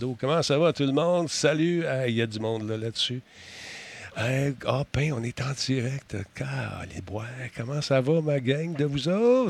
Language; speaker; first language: French; native; French